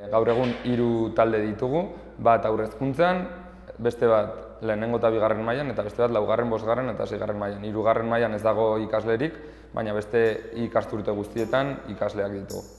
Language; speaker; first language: Basque; native; Basque